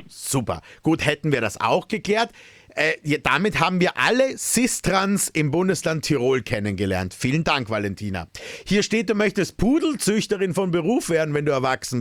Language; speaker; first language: German; native; German